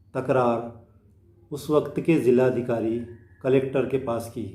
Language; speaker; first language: Hindi; non-native, local second language; Marathi